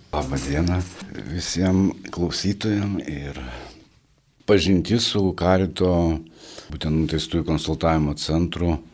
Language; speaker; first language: Lithuanian; native; Lithuanian